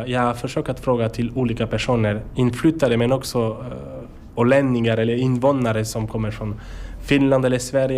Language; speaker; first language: Swedish; non-native, learner; French